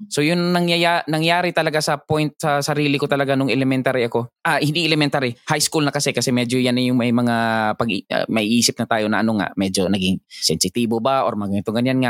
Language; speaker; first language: Filipino; non-native, local second language; Cebuano